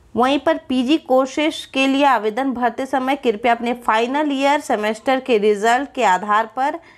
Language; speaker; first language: Hindi; native; Hindi